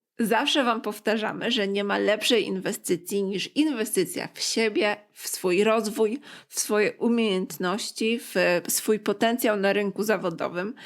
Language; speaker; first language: Polish; native; Polish